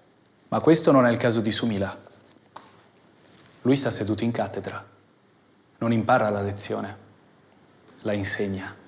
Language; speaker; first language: Italian; native; Italian